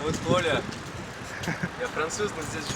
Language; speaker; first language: Russian; non-native, learner; French